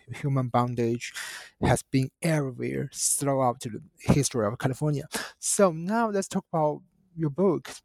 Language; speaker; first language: English; non-native, fluent; Chinese